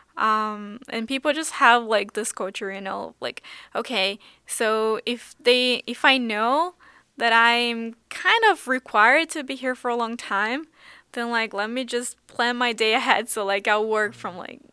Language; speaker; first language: English; non-native, fluent; Portuguese